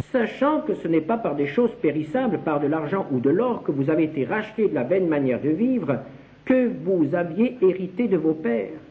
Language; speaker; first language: French; native; French